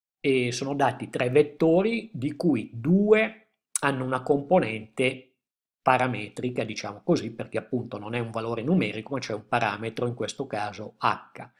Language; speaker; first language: Italian; native; Italian